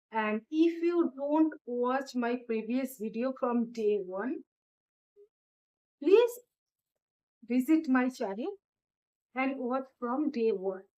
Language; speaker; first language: English; non-native, learner; Bangla